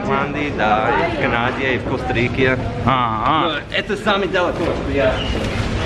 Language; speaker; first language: Russian; non-native, learner; English